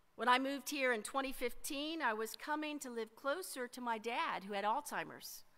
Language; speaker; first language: English; native; English